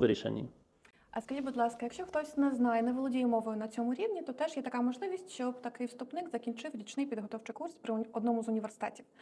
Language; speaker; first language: Ukrainian; native; Ukrainian